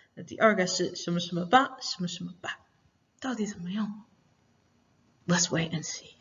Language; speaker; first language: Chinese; non-native, fluent; English